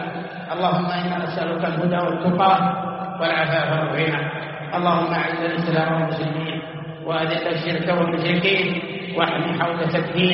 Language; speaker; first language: Arabic; native; Arabic